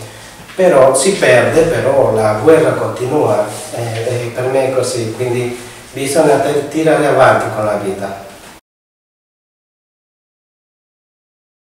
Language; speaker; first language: Italian; non-native, fluent; Spanish